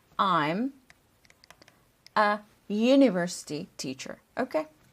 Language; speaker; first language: English; non-native, fluent; Turkish